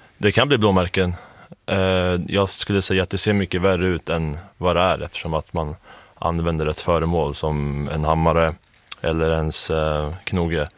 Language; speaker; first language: Swedish; native; Swedish